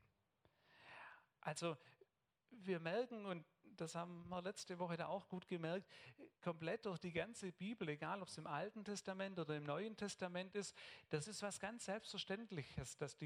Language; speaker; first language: German; native; German